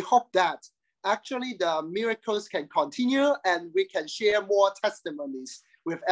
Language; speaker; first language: English; non-native, local second language; Cantonese